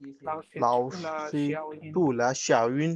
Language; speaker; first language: Chinese; non-native, learner; Bangla